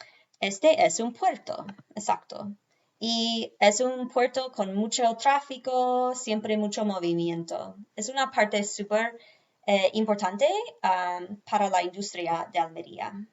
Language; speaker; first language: Spanish; non-native, fluent; English